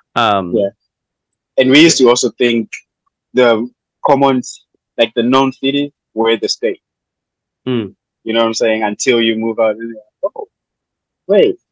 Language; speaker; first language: English; non-native, local second language; Shona